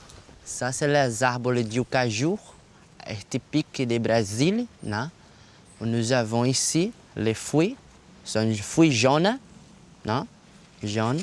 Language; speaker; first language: French; non-native, learner; Portuguese